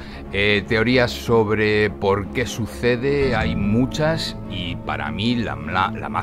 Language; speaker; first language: Spanish; native; Spanish